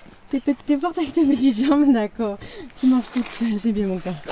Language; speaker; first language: French; native; French